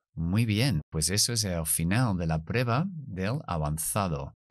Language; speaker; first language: Spanish; non-native, fluent; English